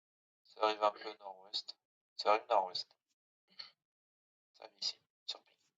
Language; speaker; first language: French; native; French